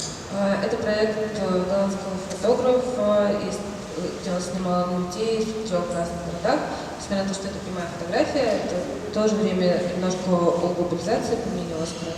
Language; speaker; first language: Russian; native; Russian